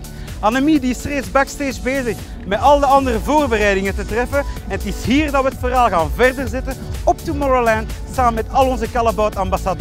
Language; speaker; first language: Dutch; native; Dutch